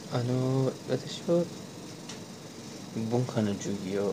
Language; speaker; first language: Japanese; non-native, learner; Persian